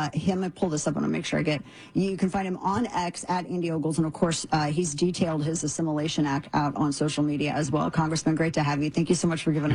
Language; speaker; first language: English; native; English